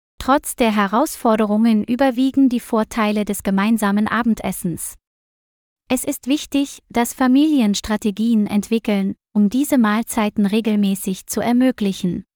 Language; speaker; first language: German; non-native, learner; Vietnamese